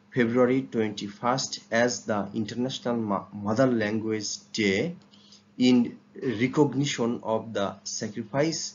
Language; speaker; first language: English; non-native, local second language; Bangla